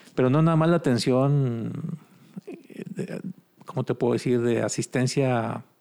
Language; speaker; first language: Spanish; native; Spanish